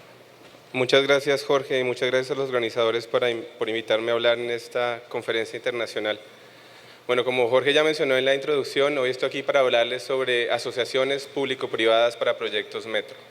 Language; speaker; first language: Spanish; native; Spanish